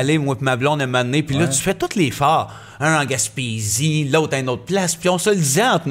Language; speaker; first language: French; native; French